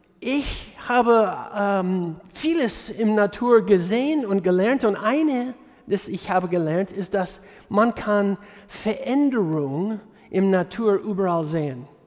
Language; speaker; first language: German; non-native, fluent; English